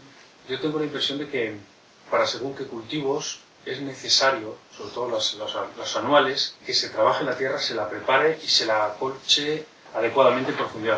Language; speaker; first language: Spanish; native; Spanish